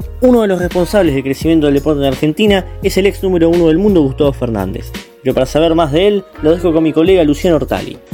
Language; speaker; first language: Spanish; native; Spanish